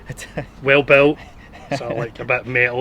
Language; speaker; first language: English; native; English